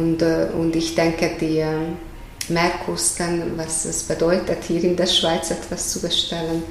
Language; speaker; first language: German; non-native, fluent; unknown